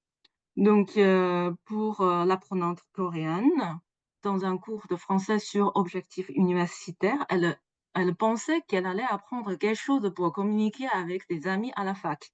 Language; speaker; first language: French; non-native, fluent; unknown